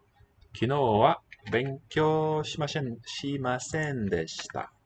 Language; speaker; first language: Japanese; non-native, learner; English